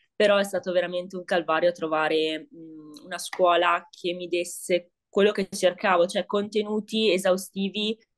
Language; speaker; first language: Italian; native; Italian